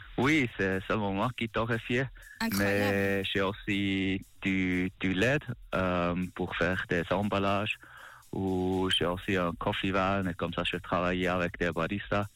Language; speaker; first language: French; non-native, learner; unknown